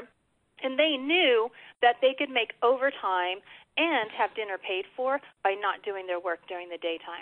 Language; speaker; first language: English; native; English